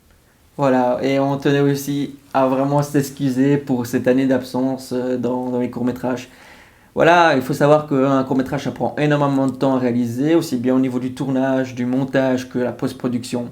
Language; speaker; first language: French; native; French